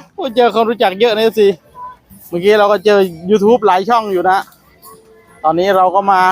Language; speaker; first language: Thai; native; Thai